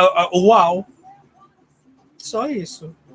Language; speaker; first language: Portuguese; non-native, learner; English